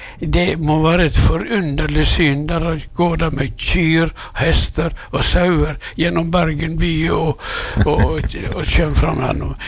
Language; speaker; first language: Norwegian; native; Norwegian